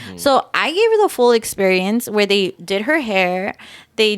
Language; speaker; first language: English; native; English